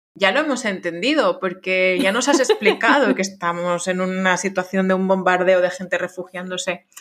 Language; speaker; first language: Spanish; non-native, fluent; French